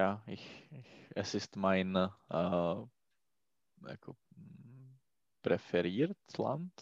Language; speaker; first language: German; non-native, learner; Czech